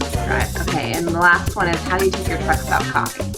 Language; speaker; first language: English; native; English